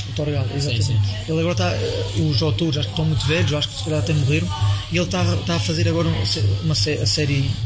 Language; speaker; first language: Portuguese; early bilingual, heritage; French